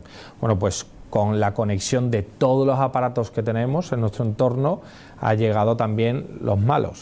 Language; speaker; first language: Spanish; native; Spanish